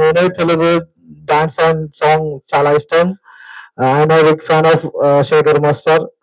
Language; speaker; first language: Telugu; non-native, learner; Malayalam